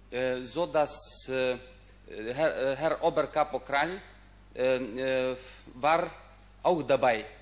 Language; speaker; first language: German; non-native, fluent; Ukrainian